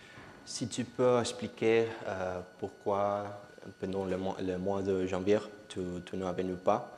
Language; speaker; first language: French; non-native, learner; Spanish